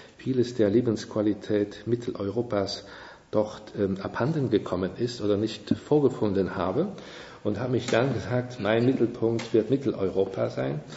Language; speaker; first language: German; non-native, local second language; Luxembourgish